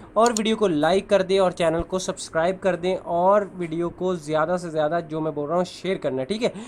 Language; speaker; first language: Hindi; non-native, local second language; Punjabi